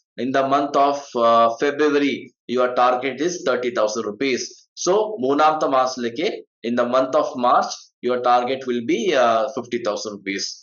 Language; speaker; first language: English; non-native, local second language; Malayalam